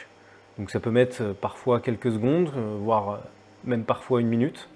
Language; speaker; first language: French; native; French